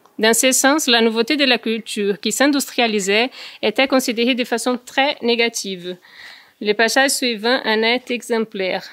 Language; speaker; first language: French; non-native, fluent; Portuguese